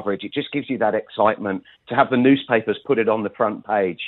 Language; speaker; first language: English; native; English